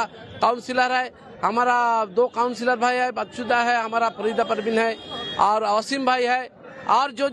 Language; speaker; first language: Hindi; non-native, local second language; Bangla